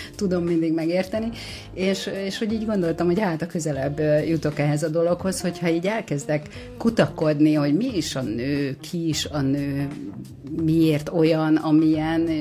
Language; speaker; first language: Hungarian; native; Hungarian